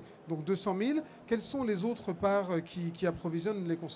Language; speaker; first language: French; native; French